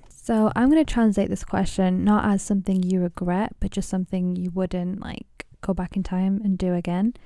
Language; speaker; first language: English; early bilingual, other home language; Punjabi